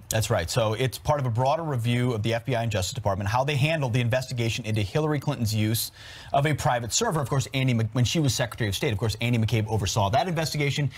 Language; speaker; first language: English; native; English